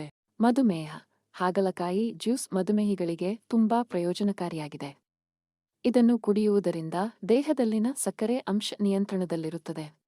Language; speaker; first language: Kannada; native; Kannada